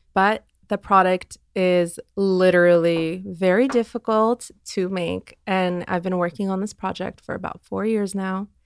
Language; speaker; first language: English; non-native, fluent; Armenian